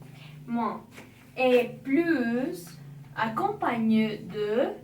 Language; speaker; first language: French; non-native, learner; Spanish